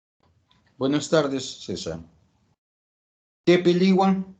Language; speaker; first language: Spanish; native; Spanish